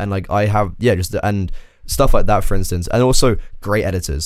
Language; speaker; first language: English; native; English